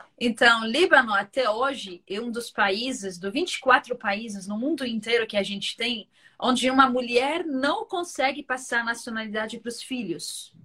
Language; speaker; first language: Portuguese; non-native, fluent; Arabic